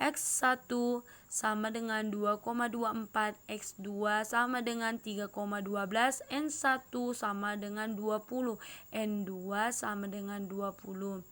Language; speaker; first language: Indonesian; native; Indonesian